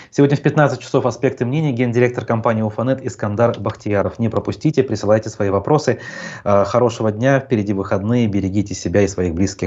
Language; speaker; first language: Russian; native; Russian